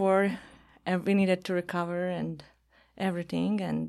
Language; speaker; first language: English; non-native, fluent; Bosnian